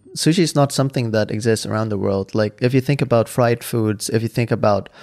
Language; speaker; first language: English; non-native, fluent; Thai